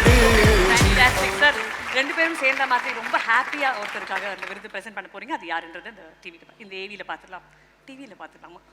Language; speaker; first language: Tamil; native; Tamil